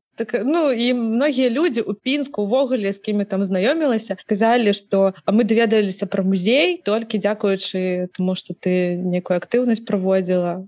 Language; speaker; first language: Belarusian; native; Belarusian